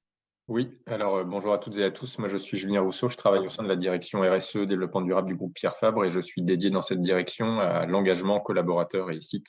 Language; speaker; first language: French; native; French